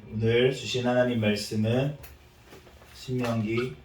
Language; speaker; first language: Korean; native; Korean